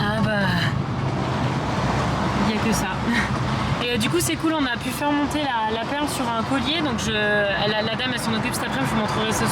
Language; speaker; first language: French; native; French